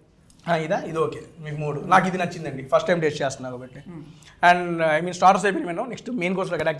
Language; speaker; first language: Telugu; native; Telugu